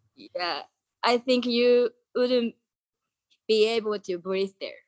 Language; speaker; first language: English; non-native, learner; Japanese